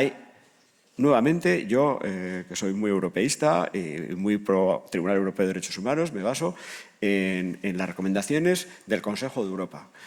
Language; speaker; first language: Spanish; native; Spanish